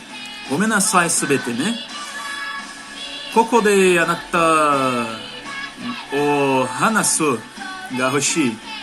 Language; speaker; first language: Japanese; non-native, learner; Portuguese